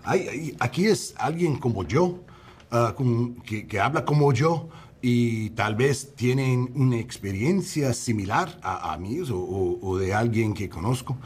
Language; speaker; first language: Spanish; non-native, learner; English